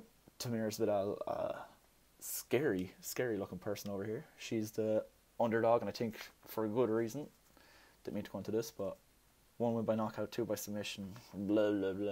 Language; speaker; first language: English; native; English